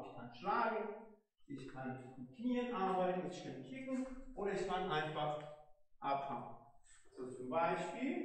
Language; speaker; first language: German; non-native, fluent; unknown